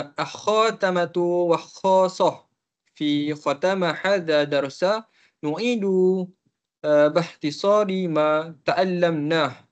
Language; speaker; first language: Arabic; non-native, learner; Malay